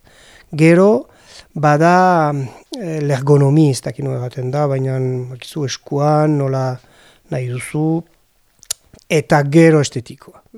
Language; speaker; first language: Basque; non-native, learner; French